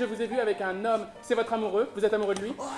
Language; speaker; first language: French; native; French